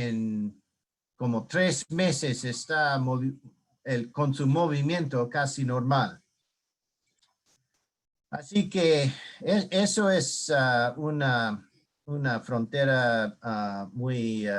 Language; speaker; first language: Spanish; non-native, learner; English